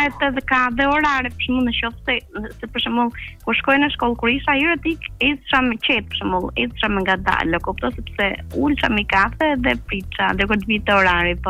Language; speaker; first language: Albanian; native; Albanian